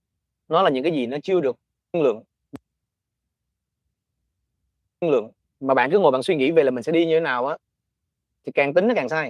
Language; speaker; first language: Vietnamese; native; Vietnamese